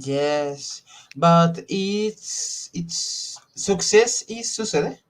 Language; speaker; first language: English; non-native, learner; Spanish